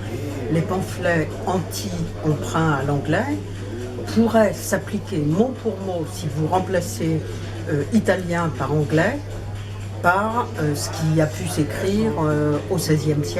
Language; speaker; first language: French; native; French